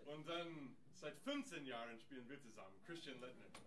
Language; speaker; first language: German; non-native, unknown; English